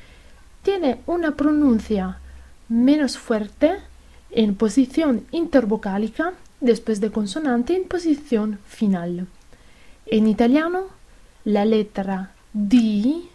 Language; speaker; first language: Spanish; non-native, fluent; Italian